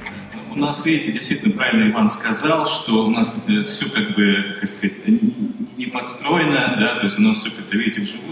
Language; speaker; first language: Russian; native; Russian